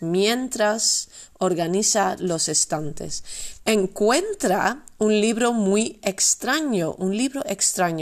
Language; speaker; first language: Spanish; non-native, fluent; Dutch